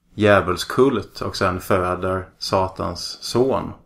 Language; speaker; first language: Swedish; native; Swedish